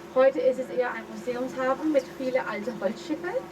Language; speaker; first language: German; non-native, fluent; Danish